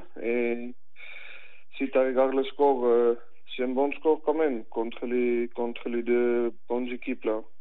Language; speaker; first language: French; non-native, fluent; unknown